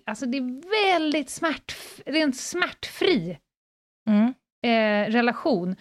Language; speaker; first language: Swedish; native; Swedish